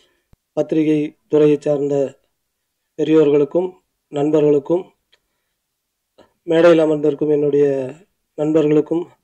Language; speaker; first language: Tamil; native; Tamil